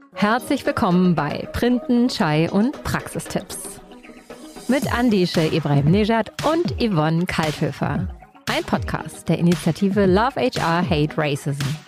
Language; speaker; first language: German; native; German